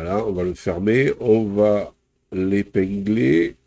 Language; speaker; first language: French; native; French